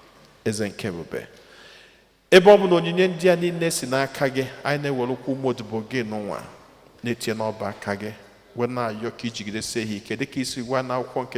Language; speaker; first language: Igbo; native; Igbo